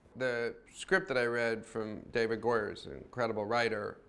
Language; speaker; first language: English; native; English